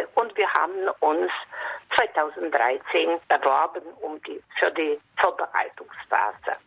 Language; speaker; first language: German; non-native, fluent; Polish